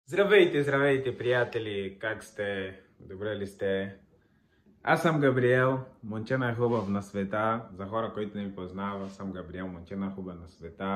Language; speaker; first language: Bulgarian; non-native, learner; Portuguese